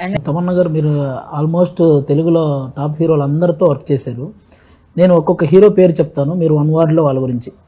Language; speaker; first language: Telugu; native; Telugu